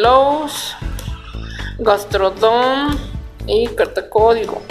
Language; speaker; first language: Spanish; native; Spanish